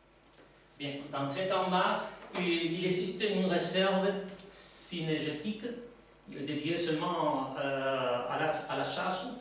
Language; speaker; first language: French; non-native, learner; Spanish